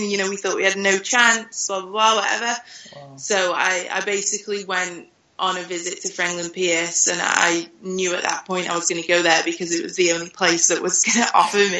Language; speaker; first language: English; native; English